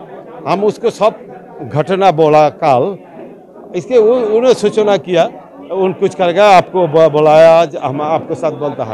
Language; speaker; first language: Hindi; non-native, learner; Bangla